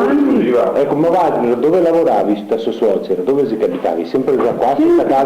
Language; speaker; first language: Italian; native; Italian